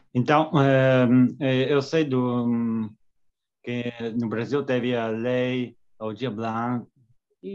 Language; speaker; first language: Portuguese; non-native, fluent; French